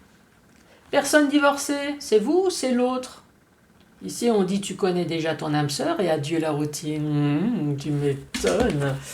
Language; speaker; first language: French; native; French